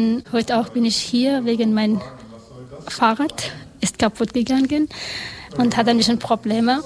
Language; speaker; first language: German; non-native, learner; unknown